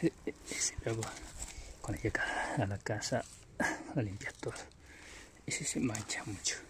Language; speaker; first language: Spanish; non-native, learner; Japanese